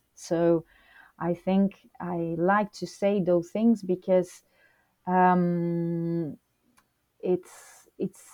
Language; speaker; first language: English; non-native, fluent; Portuguese